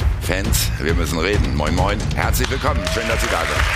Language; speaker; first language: German; native; German